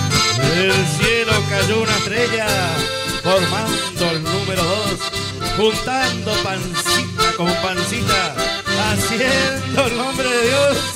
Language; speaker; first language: Spanish; native; Spanish